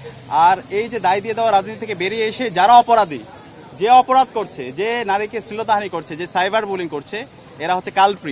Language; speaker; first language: Bangla; native; Bangla